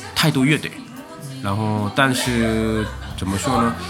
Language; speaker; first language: Chinese; non-native, fluent; Korean